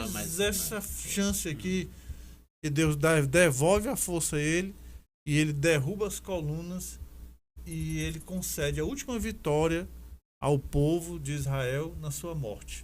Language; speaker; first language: Portuguese; native; Portuguese